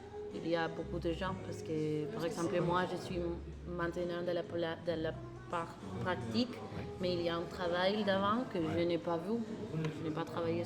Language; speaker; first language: French; non-native, learner; Spanish